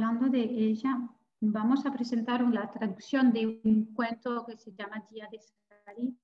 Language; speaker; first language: Spanish; non-native, fluent; French